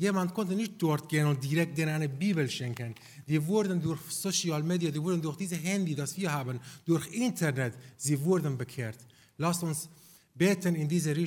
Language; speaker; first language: German; non-native, fluent; Persian